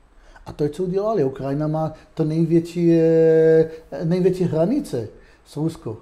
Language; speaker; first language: Czech; non-native, fluent; Hebrew